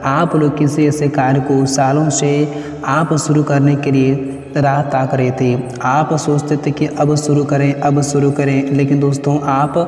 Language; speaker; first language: Hindi; native; Hindi